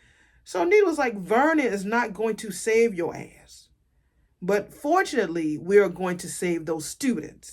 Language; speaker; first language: English; native; English